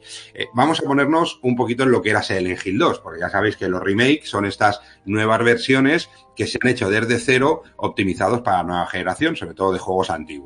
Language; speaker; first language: Spanish; native; Spanish